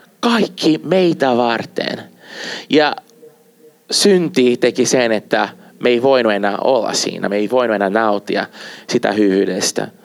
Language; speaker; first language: Finnish; non-native, fluent; Portuguese